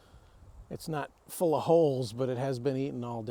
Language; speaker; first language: English; native; English